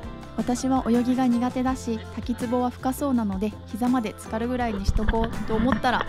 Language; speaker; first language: Japanese; native; Japanese